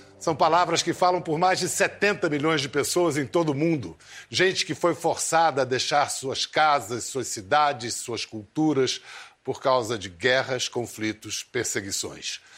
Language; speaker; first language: Portuguese; native; Portuguese